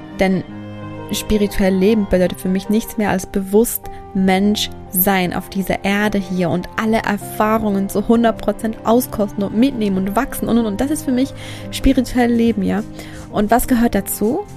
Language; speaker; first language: German; native; German